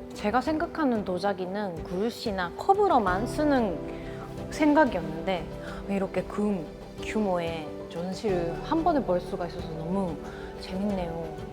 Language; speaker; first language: Korean; non-native, fluent; Japanese